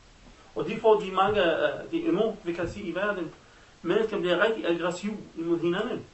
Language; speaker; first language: Danish; non-native, learner; Arabic